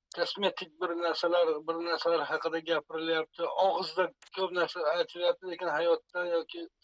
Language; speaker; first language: Uzbek; native; Uzbek